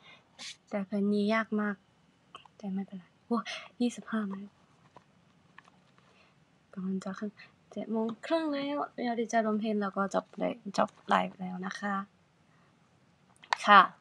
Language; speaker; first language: Thai; non-native, learner; Japanese